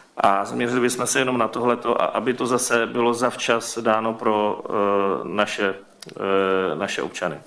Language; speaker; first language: Czech; native; Czech